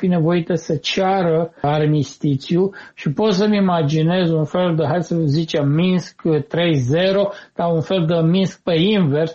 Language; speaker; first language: Romanian; native; Romanian